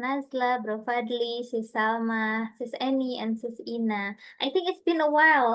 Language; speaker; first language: English; non-native, fluent; Indonesian